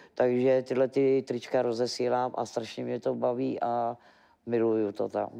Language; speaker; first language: Czech; native; Czech